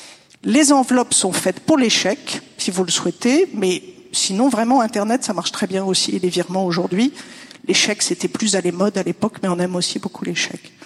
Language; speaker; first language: French; native; French